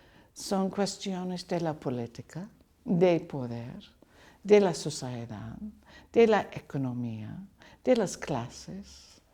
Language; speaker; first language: Spanish; non-native, learner; English